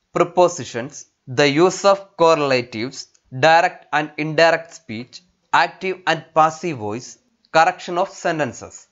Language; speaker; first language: English; non-native, local second language; Malayalam